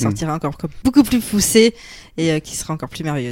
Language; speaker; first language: French; native; French